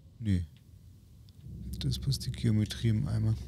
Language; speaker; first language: German; native; German